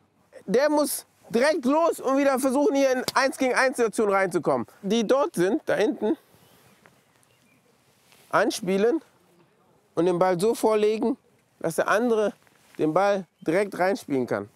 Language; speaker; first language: German; native; German